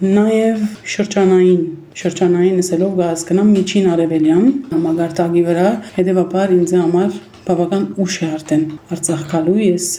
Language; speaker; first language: Armenian; early bilingual, heritage; Armenian